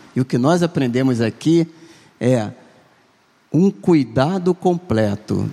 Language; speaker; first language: Portuguese; native; Portuguese